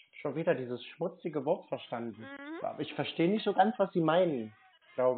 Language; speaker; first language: German; native; German